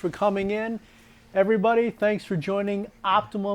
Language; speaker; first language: English; native; English